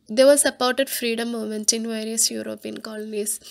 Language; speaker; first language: English; non-native, local second language; Malayalam